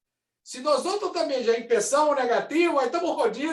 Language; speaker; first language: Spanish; non-native, fluent; Portuguese